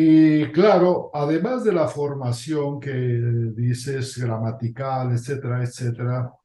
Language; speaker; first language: Spanish; native; Spanish